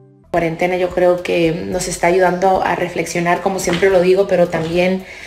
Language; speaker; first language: Spanish; early bilingual, other home language; English